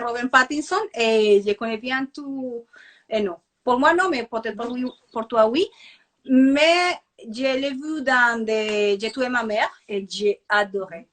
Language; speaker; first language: French; non-native, fluent; Spanish